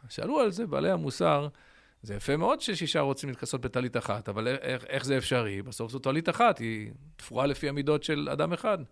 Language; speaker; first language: Hebrew; early bilingual, other home language; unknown